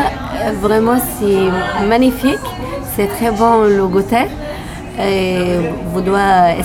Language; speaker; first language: French; non-native, learner; Arabic